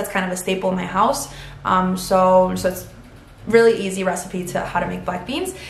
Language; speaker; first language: English; early bilingual, other home language; Spanish